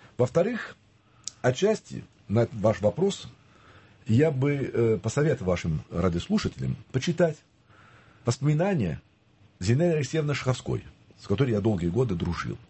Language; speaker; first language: Russian; non-native, fluent; French